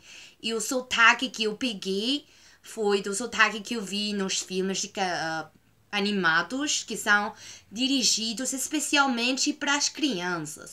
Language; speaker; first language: Portuguese; non-native, fluent; Spanish